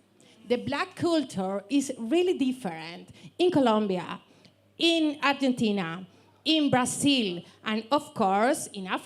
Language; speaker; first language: English; non-native, learner; Spanish